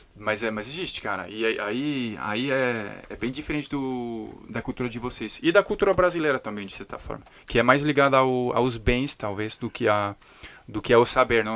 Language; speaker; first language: Portuguese; non-native, fluent; French